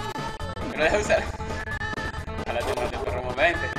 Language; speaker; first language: Spanish; native; Spanish